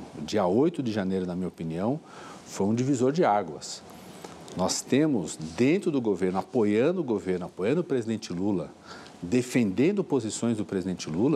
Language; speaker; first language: Portuguese; native; Portuguese